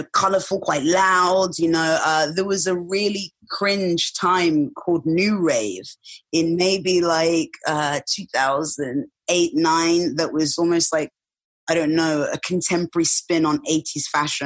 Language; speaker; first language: English; native; English